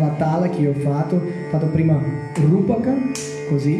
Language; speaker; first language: Italian; non-native, learner; Portuguese